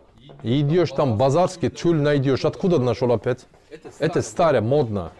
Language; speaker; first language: Russian; non-native, learner; Turkish